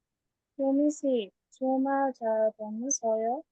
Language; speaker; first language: Korean; non-native, learner; Indonesian